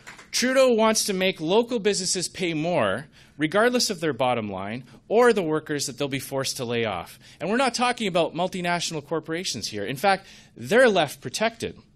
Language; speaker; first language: English; native; English